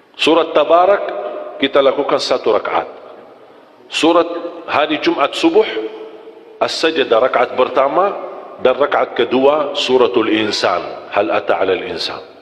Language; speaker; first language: Malay; non-native, fluent; Arabic